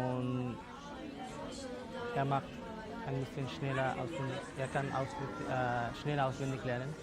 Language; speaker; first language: German; non-native, learner; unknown